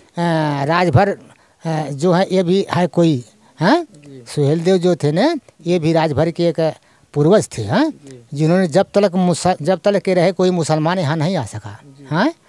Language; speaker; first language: Hindi; native; Hindi